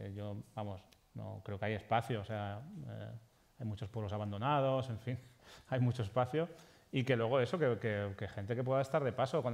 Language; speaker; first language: Spanish; native; Spanish